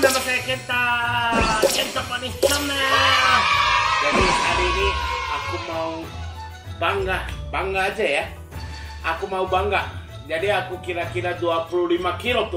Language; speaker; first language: Indonesian; non-native, fluent; Japanese